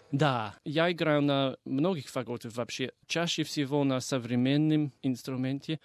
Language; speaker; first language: Russian; non-native, fluent; English